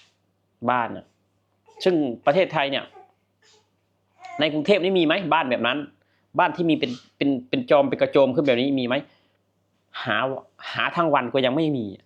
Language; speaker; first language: Thai; non-native, local second language; Northeastern Thai